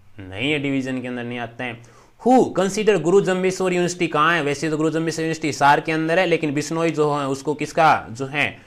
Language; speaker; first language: Hindi; native; Hindi